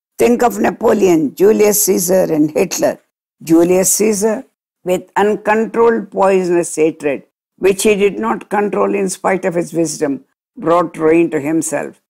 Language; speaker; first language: English; non-native, local second language; Telugu